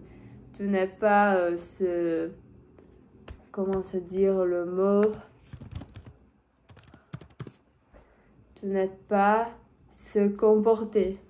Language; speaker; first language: French; non-native, learner; Portuguese